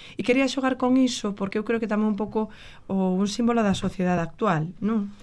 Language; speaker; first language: Galician; native; Galician